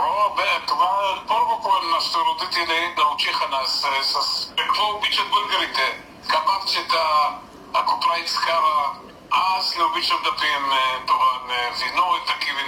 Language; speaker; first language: Bulgarian; early bilingual, heritage; Bulgarian